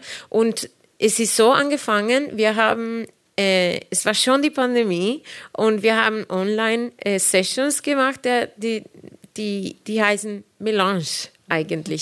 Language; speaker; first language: German; non-native, fluent; Spanish